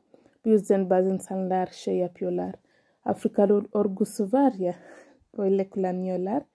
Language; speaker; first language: Turkish; non-native, learner; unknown